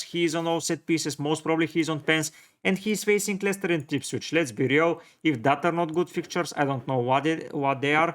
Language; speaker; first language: English; non-native, fluent; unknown